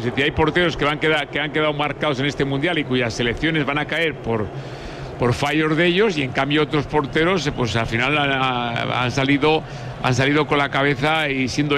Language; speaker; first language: Spanish; native; Spanish